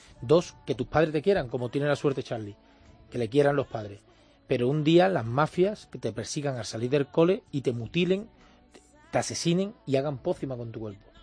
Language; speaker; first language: Spanish; native; Spanish